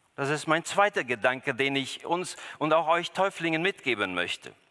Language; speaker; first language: German; early bilingual, other home language; Russian